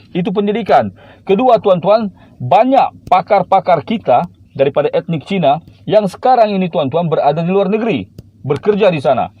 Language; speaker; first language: Malay; native; Malay